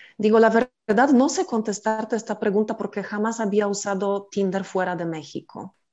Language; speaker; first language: Spanish; non-native, fluent; Polish